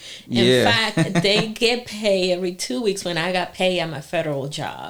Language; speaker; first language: English; non-native, fluent; Spanish